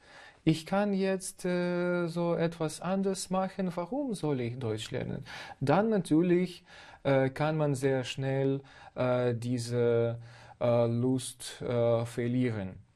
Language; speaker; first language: German; non-native, fluent; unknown